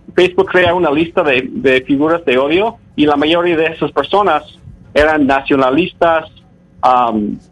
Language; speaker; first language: Spanish; non-native, fluent; English